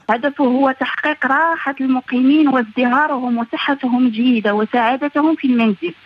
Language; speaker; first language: Arabic; native; Arabic